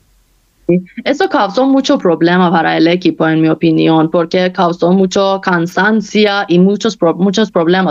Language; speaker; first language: Spanish; non-native, fluent; Persian